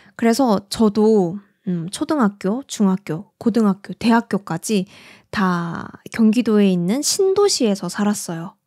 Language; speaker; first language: Korean; native; Korean